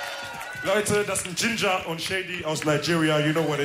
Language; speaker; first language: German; early bilingual, other home language; Wolof